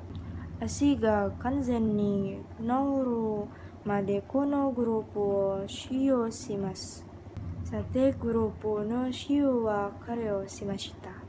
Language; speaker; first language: Japanese; non-native, learner; Indonesian